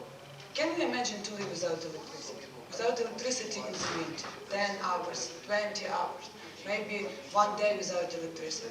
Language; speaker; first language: English; non-native, learner; Ukrainian